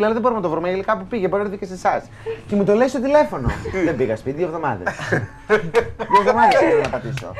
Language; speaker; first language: Greek; native; Greek